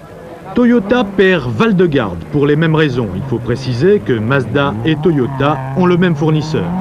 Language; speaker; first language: French; native; French